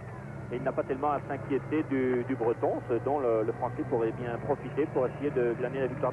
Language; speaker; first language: French; native; French